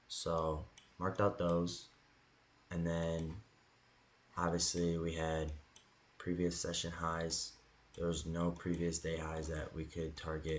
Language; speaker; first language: English; native; English